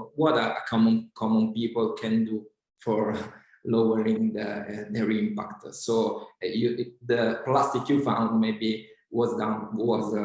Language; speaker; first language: English; non-native, fluent; Italian